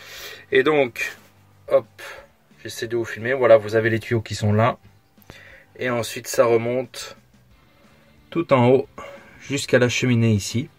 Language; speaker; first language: French; native; French